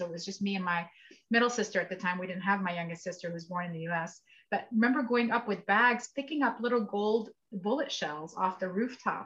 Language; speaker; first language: English; early bilingual, other home language; Arabic